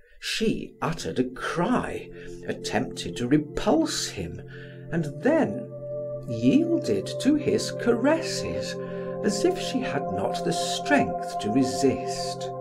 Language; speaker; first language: English; native; English